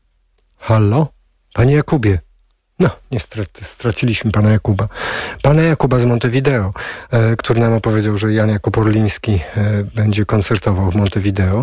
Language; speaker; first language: Polish; native; Polish